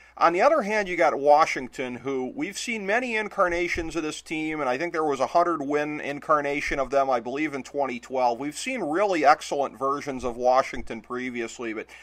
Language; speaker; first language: English; native; English